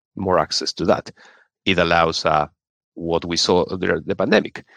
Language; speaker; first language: English; non-native, fluent; Spanish